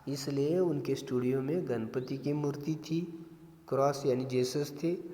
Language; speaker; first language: Hindi; non-native, local second language; Marathi